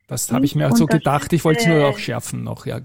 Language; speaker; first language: German; native; German